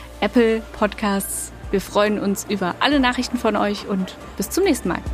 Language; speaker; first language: German; native; German